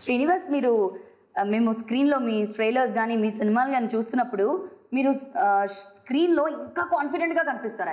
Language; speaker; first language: Telugu; native; Telugu